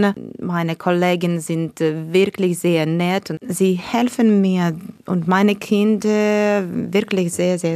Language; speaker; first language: German; non-native, learner; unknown